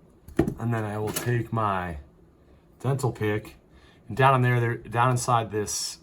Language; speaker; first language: English; native; English